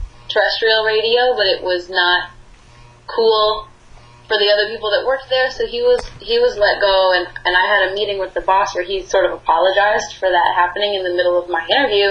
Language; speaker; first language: English; native; English